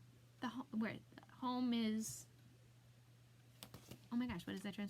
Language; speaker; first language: English; native; English